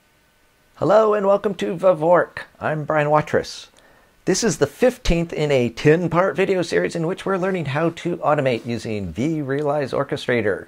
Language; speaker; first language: English; native; English